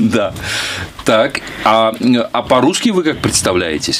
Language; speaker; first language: Russian; native; Russian